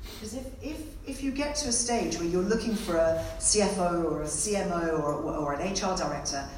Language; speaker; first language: English; native; English